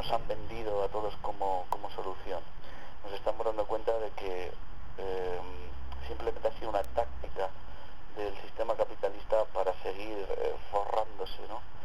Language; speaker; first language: Spanish; native; Spanish